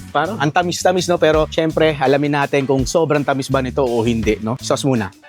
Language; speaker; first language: Filipino; native; Filipino